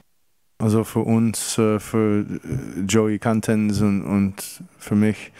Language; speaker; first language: German; non-native, fluent; English